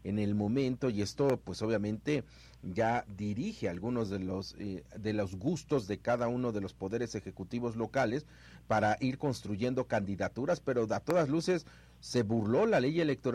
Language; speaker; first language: Spanish; native; Spanish